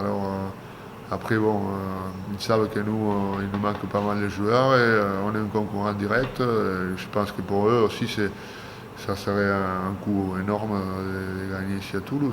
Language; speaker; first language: French; non-native, fluent; Spanish